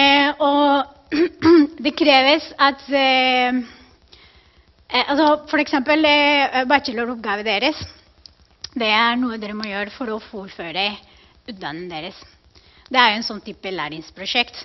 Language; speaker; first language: Norwegian; non-native, fluent; Spanish